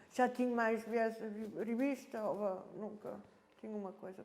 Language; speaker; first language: Portuguese; non-native, learner; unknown